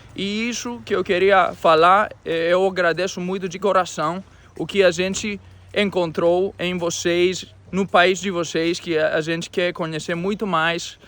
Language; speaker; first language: Portuguese; non-native, fluent; Greek